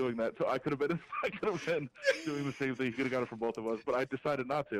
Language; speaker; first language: English; native; English